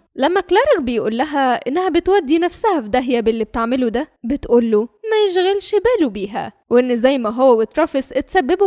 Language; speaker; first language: Arabic; native; Arabic